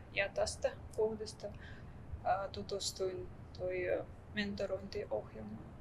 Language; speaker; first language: Finnish; non-native, learner; Russian